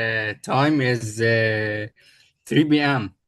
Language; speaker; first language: English; non-native, learner; Arabic